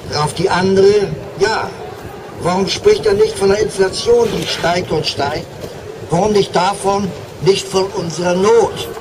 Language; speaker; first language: German; native; German